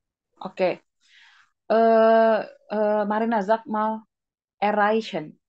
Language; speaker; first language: German; non-native, fluent; Indonesian